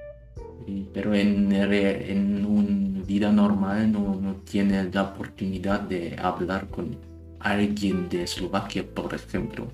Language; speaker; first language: Spanish; non-native, learner; German